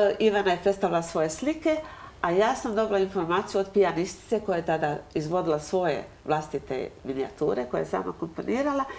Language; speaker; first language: Croatian; native; Croatian